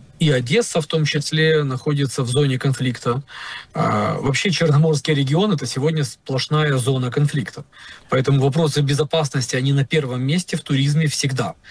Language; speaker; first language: Russian; non-native, local second language; Ukrainian